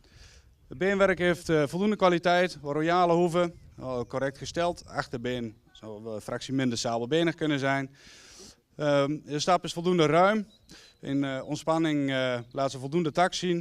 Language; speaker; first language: Dutch; native; Dutch